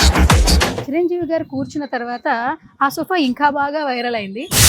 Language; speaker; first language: Telugu; native; Telugu